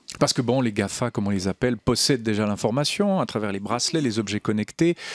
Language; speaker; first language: French; native; French